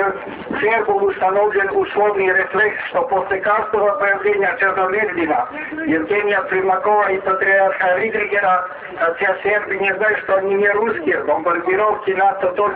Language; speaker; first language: Russian; non-native, fluent; Serbian